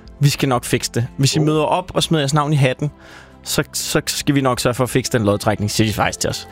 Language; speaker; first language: Danish; native; Danish